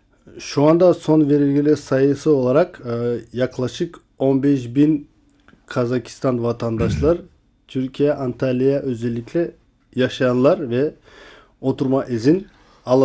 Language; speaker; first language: Turkish; non-native, learner; Kazakh